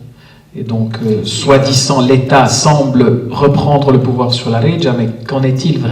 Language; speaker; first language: French; native; French